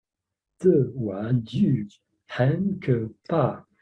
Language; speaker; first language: Chinese; non-native, learner; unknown